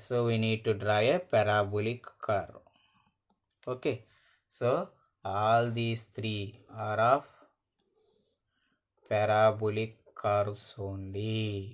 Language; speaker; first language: English; non-native, local second language; Telugu